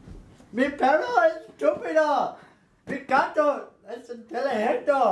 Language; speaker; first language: Spanish; non-native, learner; English